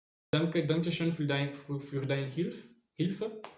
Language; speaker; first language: German; non-native, learner; Portuguese